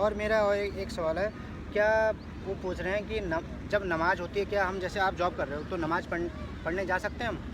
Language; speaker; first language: Hindi; native; Hindi